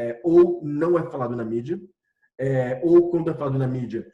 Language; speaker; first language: Portuguese; non-native, fluent; French